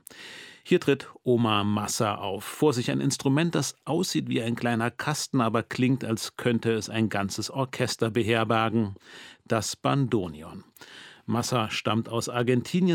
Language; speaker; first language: German; native; German